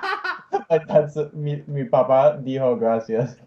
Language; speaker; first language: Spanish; non-native, learner; English